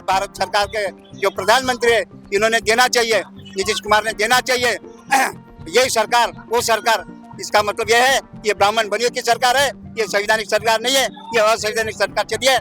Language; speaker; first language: Hindi; native; Hindi